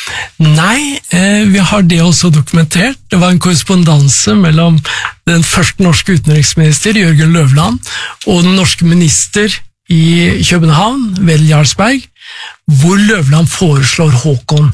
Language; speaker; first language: Norwegian; native; Norwegian